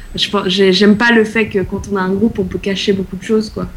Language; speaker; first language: French; early bilingual, other home language; Portuguese